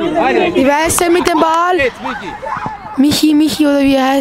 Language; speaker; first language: German; non-native, learner; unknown